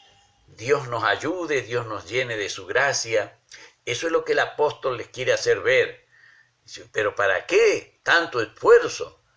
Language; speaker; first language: Spanish; native; Spanish